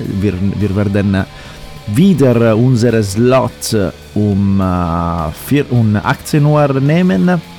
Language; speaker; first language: German; non-native, fluent; Italian